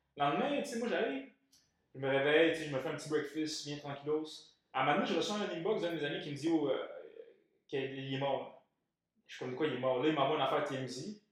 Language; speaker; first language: French; native; French